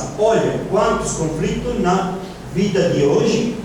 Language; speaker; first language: Portuguese; non-native, fluent; Italian